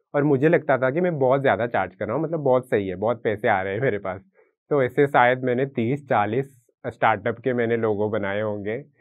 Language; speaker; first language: Hindi; non-native, local second language; Odia